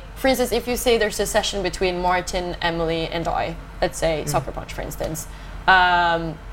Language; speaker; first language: English; non-native, fluent; Norwegian